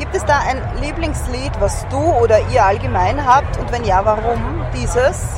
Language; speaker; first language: German; native; German